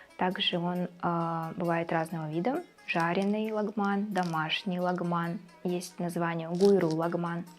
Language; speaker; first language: Russian; native; Russian